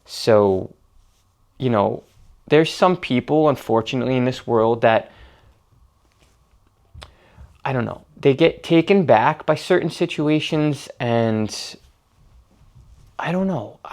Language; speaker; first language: English; native; English